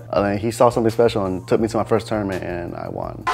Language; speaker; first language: English; native; English